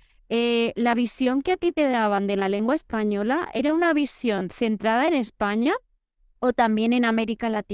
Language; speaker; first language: Spanish; native; Spanish